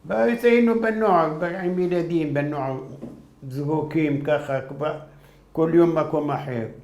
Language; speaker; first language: Hebrew; non-native, fluent; Arabic